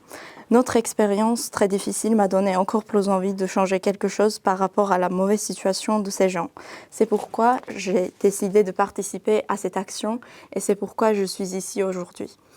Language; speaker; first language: French; non-native, fluent; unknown